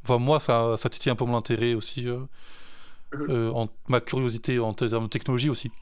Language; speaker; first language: French; native; French